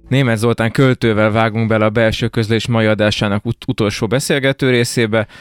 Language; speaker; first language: Hungarian; native; Hungarian